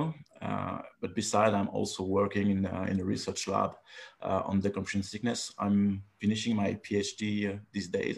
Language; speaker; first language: English; non-native, fluent; French